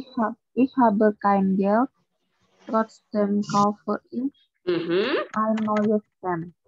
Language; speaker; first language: German; non-native, learner; Indonesian